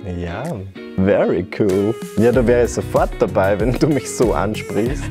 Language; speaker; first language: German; native; German